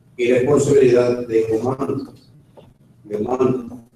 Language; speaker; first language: Spanish; non-native, fluent; English